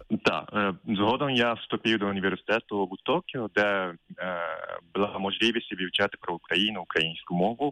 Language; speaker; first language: Ukrainian; non-native, fluent; Japanese